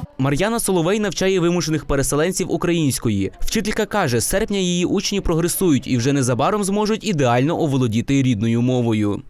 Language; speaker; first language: Ukrainian; native; Ukrainian